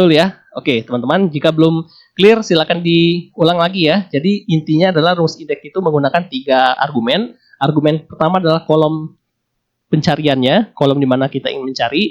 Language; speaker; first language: Indonesian; native; Indonesian